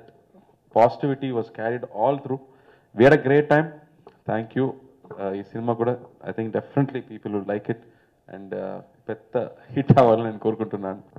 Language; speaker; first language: Telugu; non-native, learner; Tamil